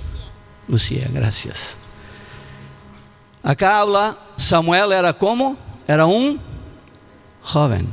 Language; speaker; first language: Spanish; non-native, learner; Portuguese